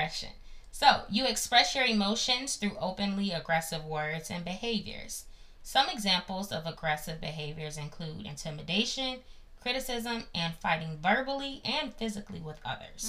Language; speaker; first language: English; native; English